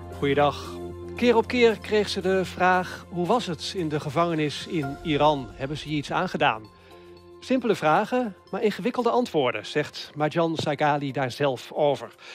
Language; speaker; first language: Dutch; native; Dutch